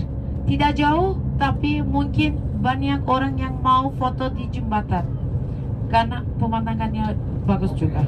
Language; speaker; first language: Indonesian; non-native, fluent; Turkish